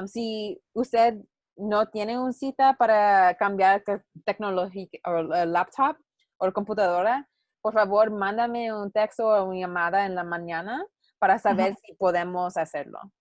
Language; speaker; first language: Spanish; non-native, learner; English